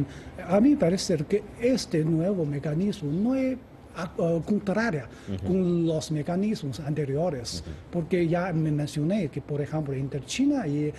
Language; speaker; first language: Spanish; non-native, fluent; Chinese